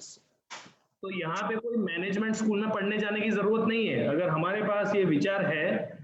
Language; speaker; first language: Hindi; non-native, local second language; Gujarati